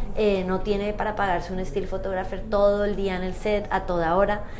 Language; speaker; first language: Spanish; native; Spanish